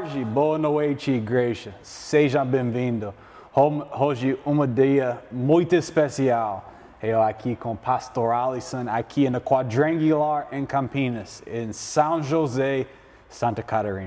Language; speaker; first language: Portuguese; non-native, learner; English